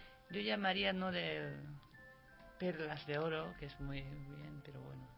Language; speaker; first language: Spanish; non-native, fluent; Japanese